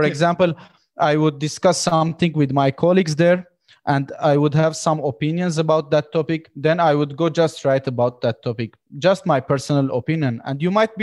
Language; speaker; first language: English; non-native, fluent; Armenian